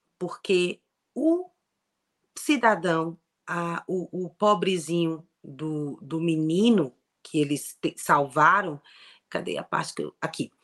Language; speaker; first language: Portuguese; native; Portuguese